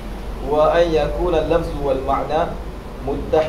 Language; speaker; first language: Arabic; non-native, learner; Malay